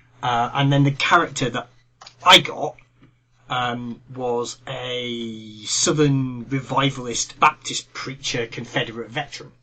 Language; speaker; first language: English; native; English